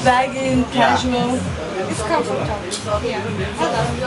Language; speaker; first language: English; non-native, learner; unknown